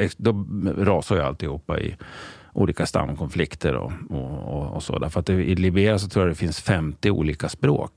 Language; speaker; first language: Swedish; native; Swedish